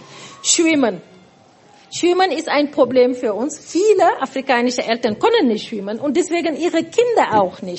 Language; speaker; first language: German; non-native, fluent; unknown